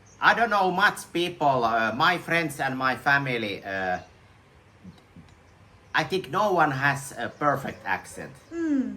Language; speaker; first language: English; non-native, learner; Finnish